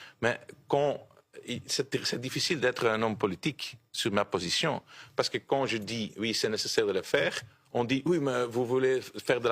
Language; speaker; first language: French; non-native, local second language; Dutch